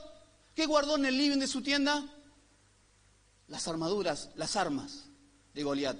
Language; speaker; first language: Spanish; native; Spanish